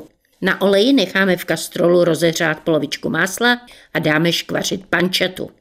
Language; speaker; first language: Czech; native; Czech